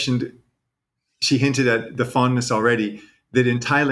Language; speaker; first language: English; native; English